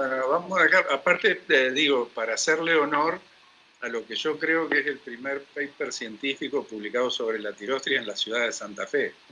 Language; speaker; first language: Spanish; native; Spanish